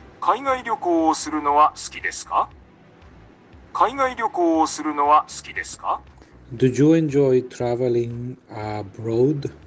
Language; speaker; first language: Japanese; non-native, learner; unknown